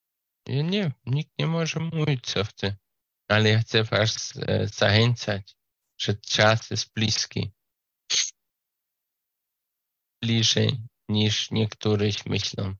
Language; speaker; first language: Polish; non-native, learner; Slovak